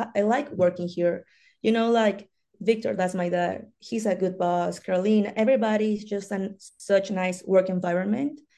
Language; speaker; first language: English; non-native, fluent; Spanish